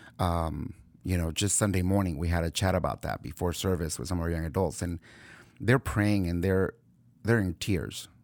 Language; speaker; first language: English; early bilingual, other home language; Spanish